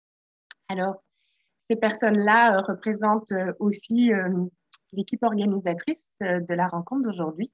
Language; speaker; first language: French; native; French